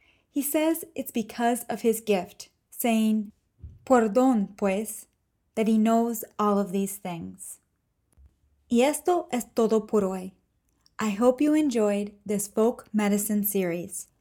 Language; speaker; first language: English; native; English